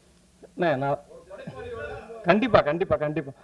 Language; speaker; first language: Tamil; native; Tamil